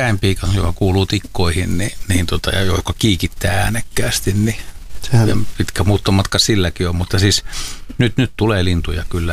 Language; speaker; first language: Finnish; native; Finnish